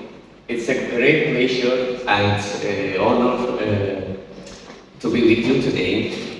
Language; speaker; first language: English; non-native, learner; Turkish